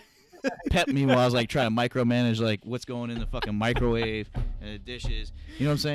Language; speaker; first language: English; native; English